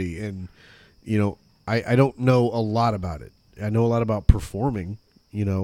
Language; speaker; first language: English; native; English